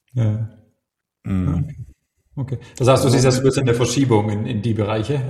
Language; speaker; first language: German; native; German